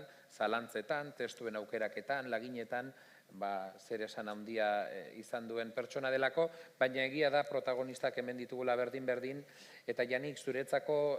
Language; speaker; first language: Basque; native; Basque